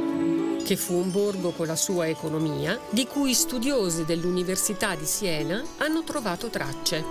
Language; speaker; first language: Italian; native; Italian